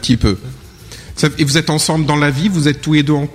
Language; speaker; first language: French; native; French